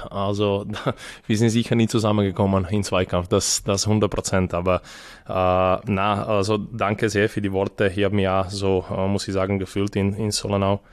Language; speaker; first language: German; non-native, fluent; Serbian